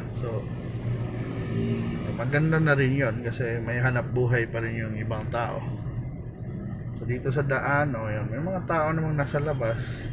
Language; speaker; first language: Filipino; non-native, local second language; Cebuano